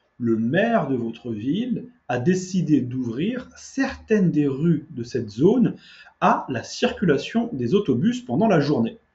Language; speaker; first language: French; native; French